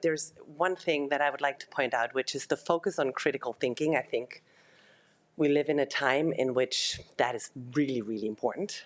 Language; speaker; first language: English; non-native, fluent; German